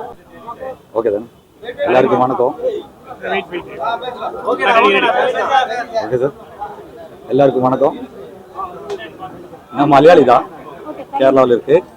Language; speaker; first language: Tamil; non-native, learner; Malayalam